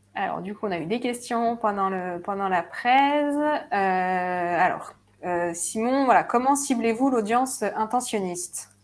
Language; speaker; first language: French; native; French